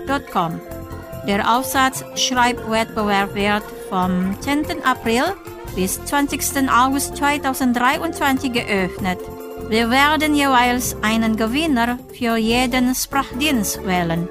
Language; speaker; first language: German; non-native, fluent; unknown